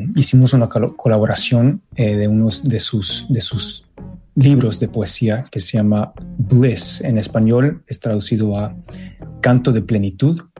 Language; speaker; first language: Spanish; early bilingual, other home language; English